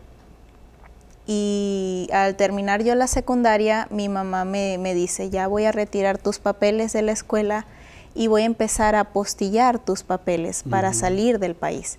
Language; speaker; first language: Spanish; native; Spanish